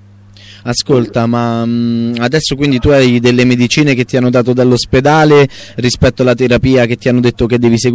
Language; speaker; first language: Italian; native; Italian